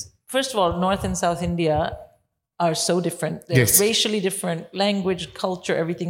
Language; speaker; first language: English; non-native, local second language; Hindi